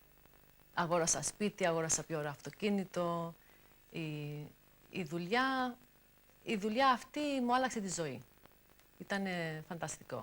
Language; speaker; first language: Greek; early bilingual, heritage; English